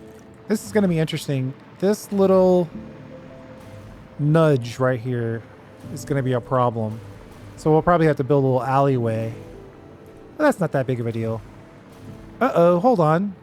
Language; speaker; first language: English; native; English